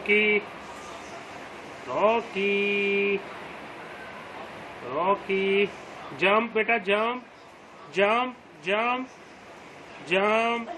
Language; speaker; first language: Hindi; native; Hindi